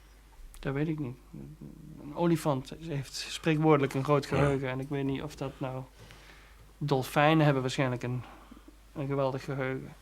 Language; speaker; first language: Dutch; native; Dutch